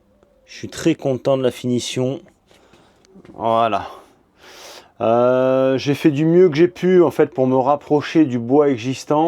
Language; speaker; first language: French; native; French